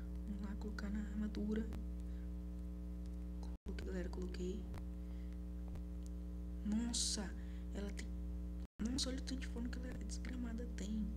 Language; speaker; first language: Portuguese; native; Portuguese